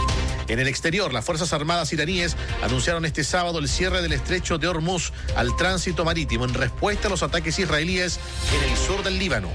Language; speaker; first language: Spanish; native; Spanish